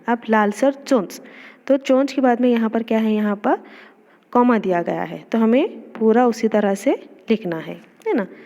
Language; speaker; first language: Hindi; non-native, local second language; Urdu